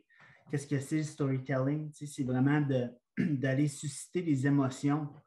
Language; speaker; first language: French; native; French